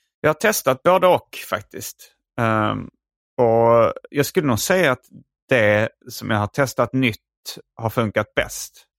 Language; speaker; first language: Swedish; native; Swedish